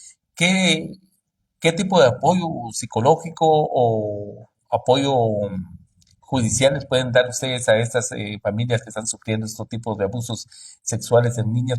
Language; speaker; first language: Spanish; native; Spanish